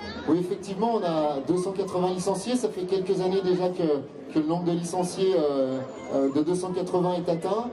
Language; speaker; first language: French; native; French